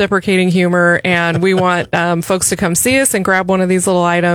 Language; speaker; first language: English; native; English